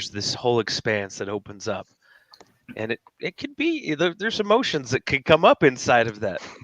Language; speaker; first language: English; native; English